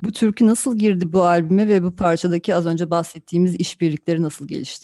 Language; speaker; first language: Turkish; native; Turkish